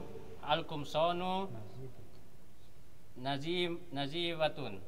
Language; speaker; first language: Arabic; non-native, learner; Indonesian